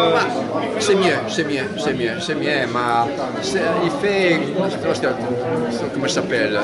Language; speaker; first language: French; non-native, learner; Italian